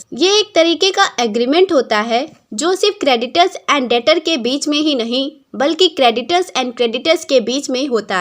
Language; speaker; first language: Hindi; native; Hindi